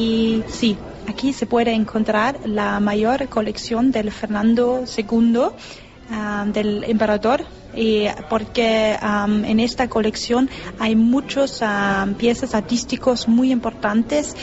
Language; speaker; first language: Spanish; non-native, learner; German